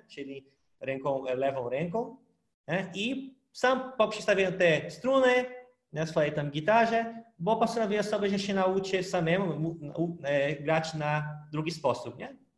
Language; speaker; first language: Polish; non-native, fluent; Portuguese